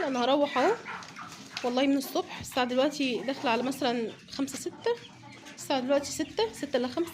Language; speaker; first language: Arabic; native; Arabic